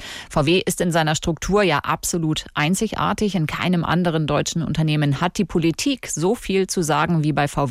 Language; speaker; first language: German; native; German